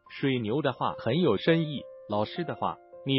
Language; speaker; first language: Chinese; native; Chinese